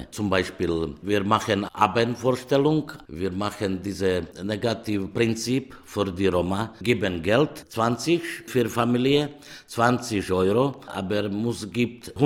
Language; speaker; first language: German; non-native, learner; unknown